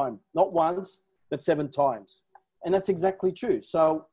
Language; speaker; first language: English; non-native, local second language; Italian